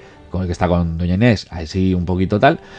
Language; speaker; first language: Spanish; native; Spanish